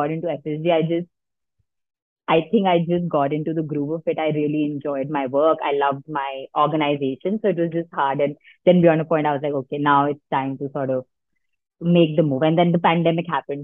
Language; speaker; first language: English; non-native, local second language; Hindi